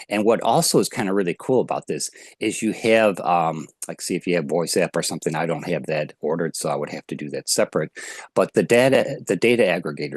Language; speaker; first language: English; native; English